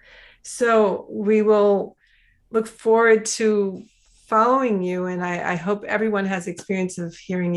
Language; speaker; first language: English; native; English